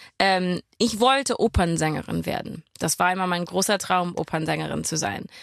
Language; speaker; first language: German; non-native, fluent; English